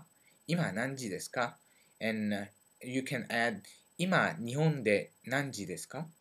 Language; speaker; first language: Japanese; non-native, learner; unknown